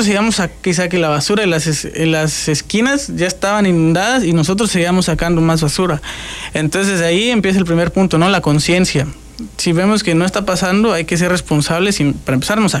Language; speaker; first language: Spanish; native; Spanish